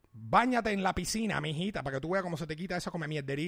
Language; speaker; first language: Spanish; early bilingual, heritage; Spanish